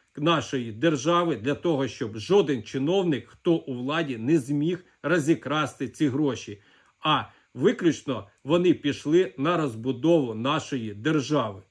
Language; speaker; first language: Ukrainian; native; Ukrainian